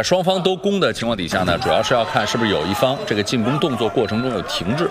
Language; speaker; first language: Chinese; native; Chinese